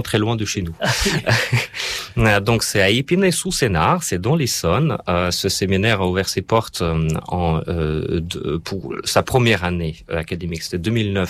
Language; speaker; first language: French; non-native, fluent; Russian